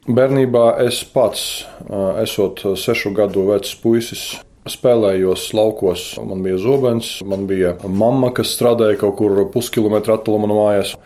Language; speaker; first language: Latvian; non-native, local second language; Russian